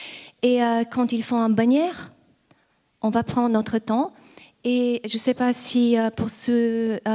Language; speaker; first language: French; non-native, fluent; Bulgarian